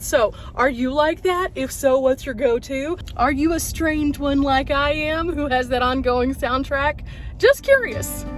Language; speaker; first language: English; native; English